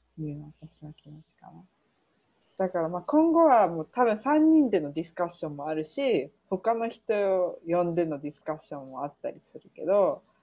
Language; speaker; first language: Japanese; early bilingual, heritage; Japanese